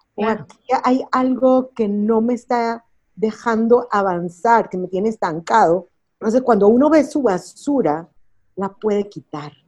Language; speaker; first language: Spanish; early bilingual, heritage; Spanish